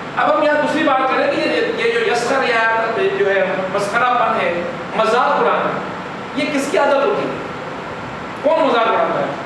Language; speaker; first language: Urdu; non-native, local second language; Sindhi